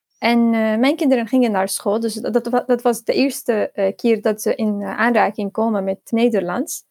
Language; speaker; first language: Dutch; non-native, fluent; Arabic